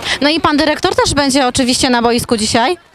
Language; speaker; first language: Polish; native; Polish